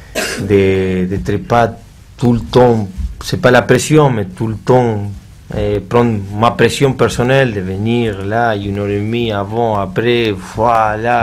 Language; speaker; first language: French; non-native, learner; Spanish